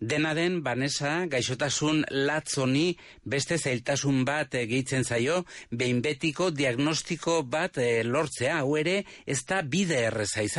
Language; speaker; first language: Basque; native; Basque